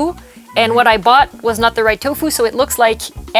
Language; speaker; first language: English; non-native, local second language; French